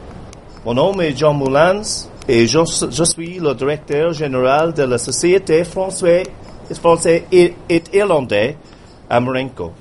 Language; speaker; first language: French; non-native, learner; English